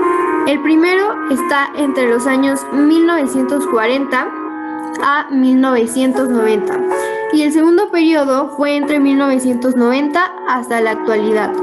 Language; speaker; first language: Spanish; native; Spanish